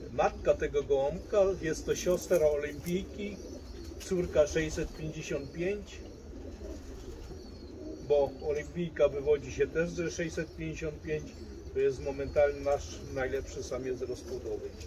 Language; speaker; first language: Polish; native; Polish